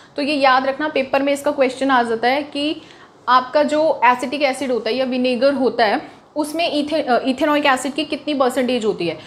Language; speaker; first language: Hindi; native; Hindi